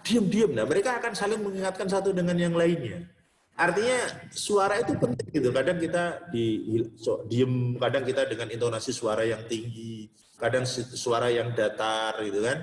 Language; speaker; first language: Indonesian; non-native, local second language; Javanese